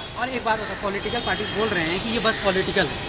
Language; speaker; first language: Hindi; native; Hindi